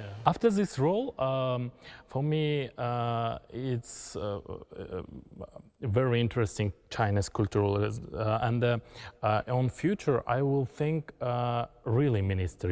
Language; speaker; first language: English; non-native, learner; Kazakh